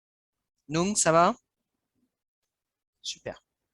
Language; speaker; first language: English; non-native, learner; French